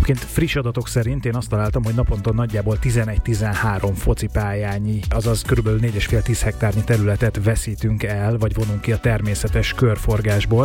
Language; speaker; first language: Hungarian; native; Hungarian